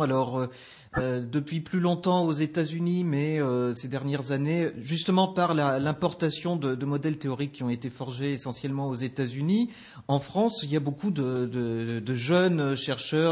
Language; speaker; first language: French; native; French